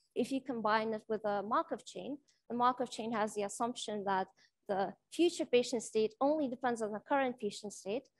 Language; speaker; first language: English; non-native, fluent; Lithuanian